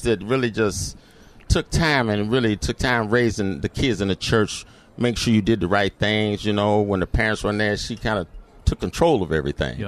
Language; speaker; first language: English; native; English